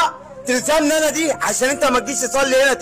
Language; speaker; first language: Arabic; native; Arabic